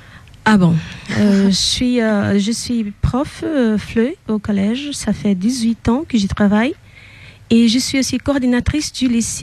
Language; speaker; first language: French; non-native, fluent; Portuguese